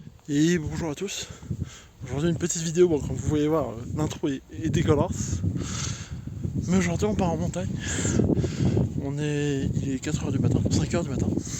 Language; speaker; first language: French; native; French